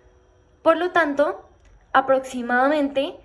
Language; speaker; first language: Spanish; native; Spanish